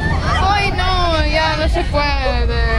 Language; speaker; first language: Spanish; non-native, fluent; Estonian